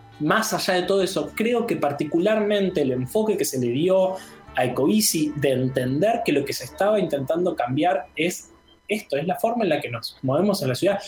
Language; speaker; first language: Spanish; native; Spanish